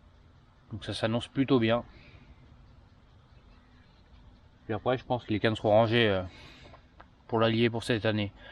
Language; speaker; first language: French; native; French